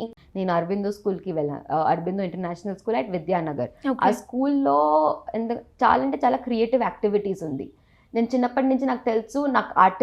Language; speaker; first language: Telugu; non-native, local second language; Gujarati